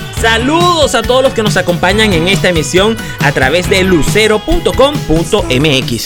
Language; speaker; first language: Spanish; native; Spanish